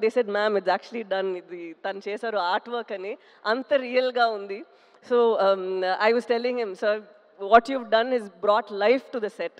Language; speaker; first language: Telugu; non-native, local second language; Tamil